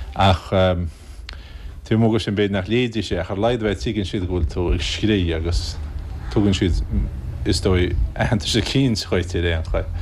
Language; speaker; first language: Irish; native; Irish